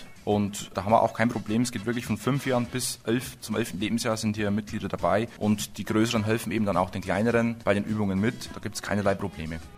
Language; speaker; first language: German; native; German